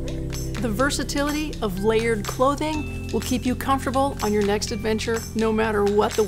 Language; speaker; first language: English; native; English